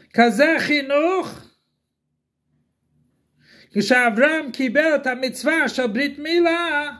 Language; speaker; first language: Hebrew; non-native, fluent; English